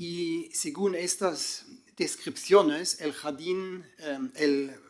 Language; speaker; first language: Spanish; non-native, fluent; German